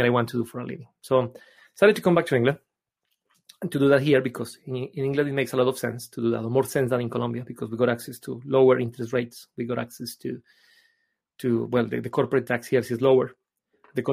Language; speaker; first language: English; non-native, fluent; Spanish